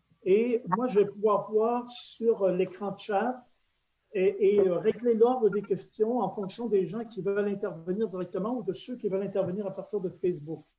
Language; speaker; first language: French; native; French